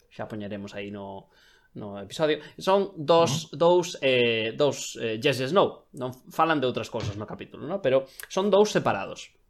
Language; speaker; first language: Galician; non-native, local second language; Spanish